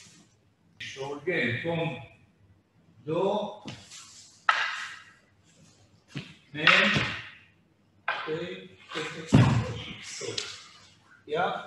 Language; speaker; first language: English; non-native, fluent; Hebrew